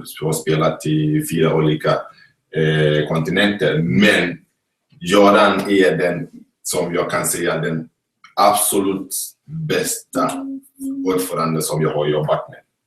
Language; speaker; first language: Swedish; non-native, fluent; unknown